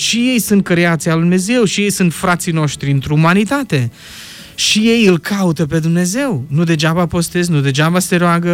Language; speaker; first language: Romanian; native; Romanian